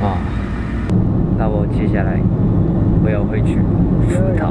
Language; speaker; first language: Chinese; non-native, learner; Japanese